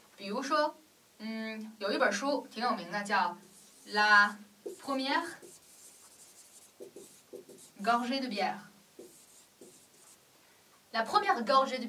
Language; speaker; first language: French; non-native, fluent; Chinese